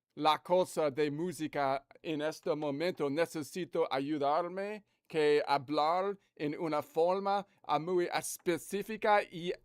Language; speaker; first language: Spanish; non-native, learner; English